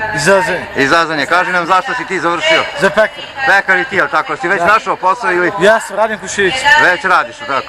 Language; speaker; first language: Serbian; native; Serbian